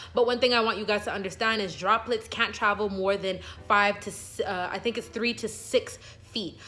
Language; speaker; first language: English; native; English